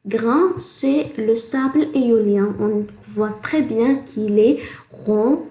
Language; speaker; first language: French; non-native, local second language; Arabic